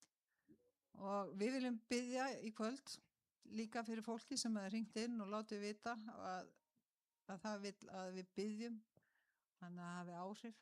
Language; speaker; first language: Icelandic; native; Icelandic